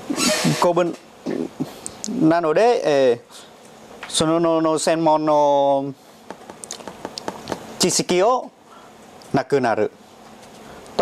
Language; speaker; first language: Japanese; non-native, learner; Vietnamese